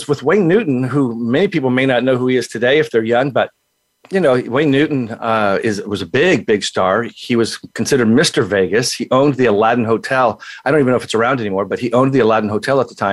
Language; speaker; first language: English; native; English